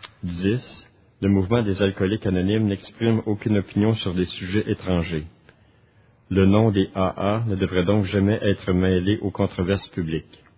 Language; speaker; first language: French; native; French